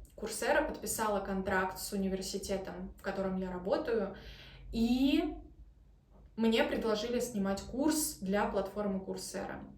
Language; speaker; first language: Russian; native; Russian